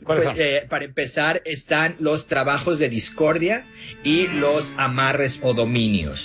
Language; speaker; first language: Spanish; native; Spanish